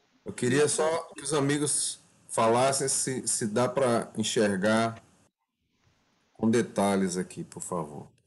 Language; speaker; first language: Portuguese; native; Portuguese